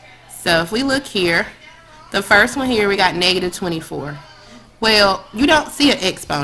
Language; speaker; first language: English; native; English